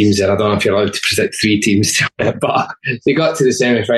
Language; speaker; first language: English; native; English